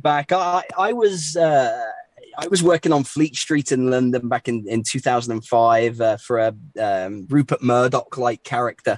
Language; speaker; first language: English; native; English